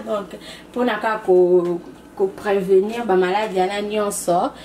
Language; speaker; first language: French; non-native, local second language; Lingala